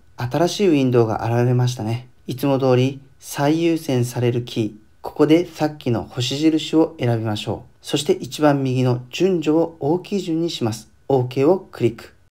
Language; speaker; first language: Japanese; native; Japanese